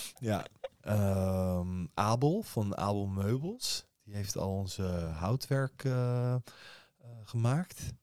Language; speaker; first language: Dutch; early bilingual, other home language; Persian